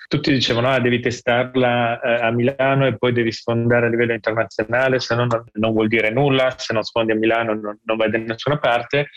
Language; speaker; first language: Italian; native; Italian